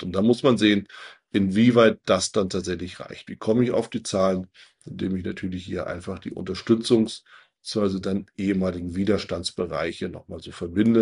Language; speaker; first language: German; native; German